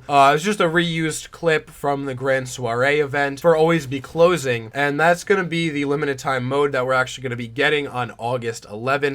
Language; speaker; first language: English; native; English